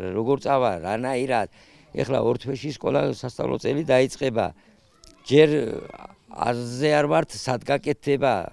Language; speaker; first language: Georgian; native; Georgian